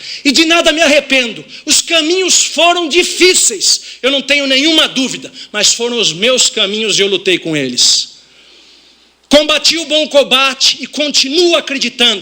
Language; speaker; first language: Portuguese; native; Portuguese